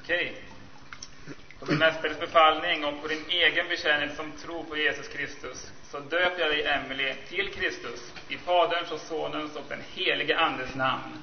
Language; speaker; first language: Swedish; native; Swedish